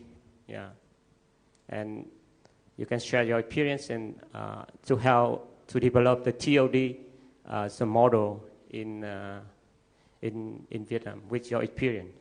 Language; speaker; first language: English; non-native, learner; Vietnamese